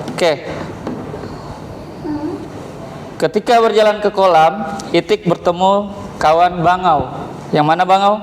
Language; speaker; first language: Indonesian; native; Indonesian